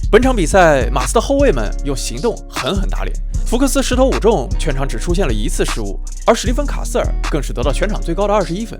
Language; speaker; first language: Chinese; native; Chinese